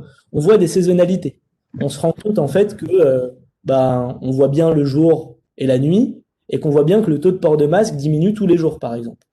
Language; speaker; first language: French; native; French